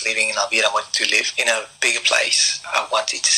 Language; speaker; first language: English; non-native, fluent; French